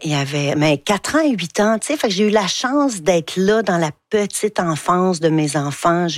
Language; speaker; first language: French; native; French